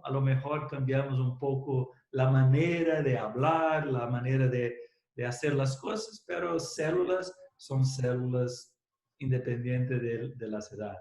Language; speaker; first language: Spanish; non-native, fluent; Portuguese